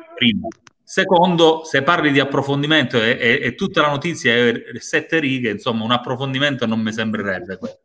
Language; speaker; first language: Italian; native; Italian